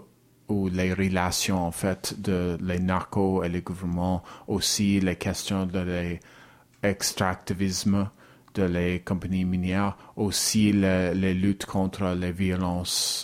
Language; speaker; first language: French; non-native, learner; English